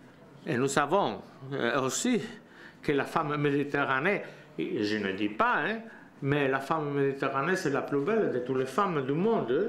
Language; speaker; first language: French; non-native, learner; Spanish